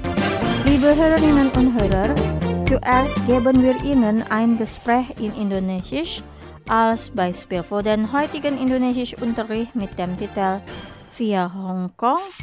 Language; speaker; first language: German; non-native, fluent; Indonesian